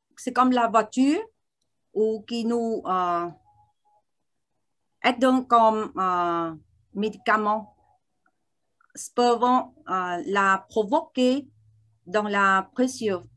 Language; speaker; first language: French; non-native, learner; Vietnamese